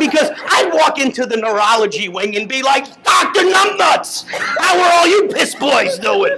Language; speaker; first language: English; native; English